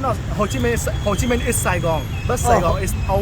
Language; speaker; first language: English; non-native, learner; Vietnamese